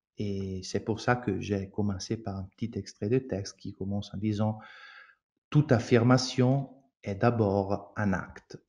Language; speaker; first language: French; non-native, fluent; Italian